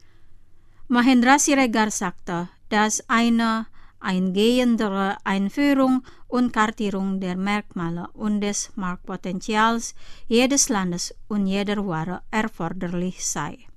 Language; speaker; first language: German; non-native, fluent; Indonesian